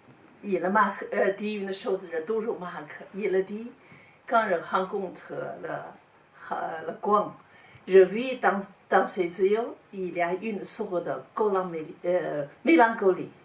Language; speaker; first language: French; non-native, learner; Chinese